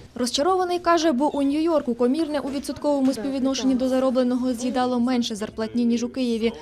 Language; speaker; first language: Ukrainian; native; Ukrainian